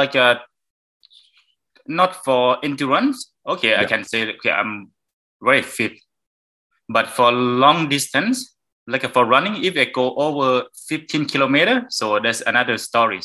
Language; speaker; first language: English; non-native, learner; Thai